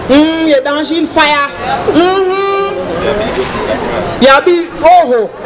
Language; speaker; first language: Dutch; non-native, local second language; Sranan Tongo